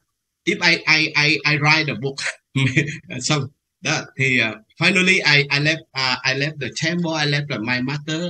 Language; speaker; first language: English; non-native, learner; Vietnamese